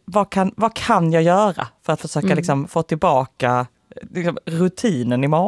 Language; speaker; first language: Swedish; native; Swedish